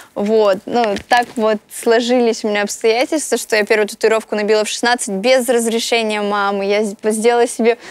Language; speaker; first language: Russian; native; Russian